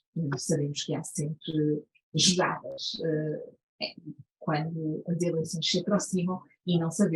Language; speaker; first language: Portuguese; native; Portuguese